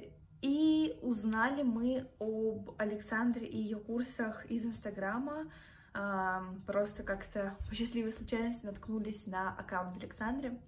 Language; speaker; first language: Russian; native; Russian